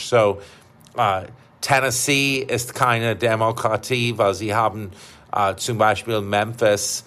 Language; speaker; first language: German; non-native, fluent; English